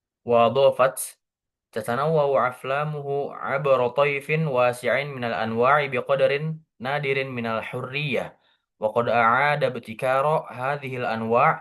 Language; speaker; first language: Arabic; non-native, learner; Indonesian